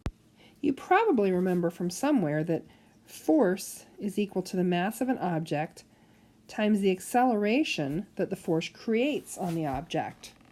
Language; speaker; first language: English; native; English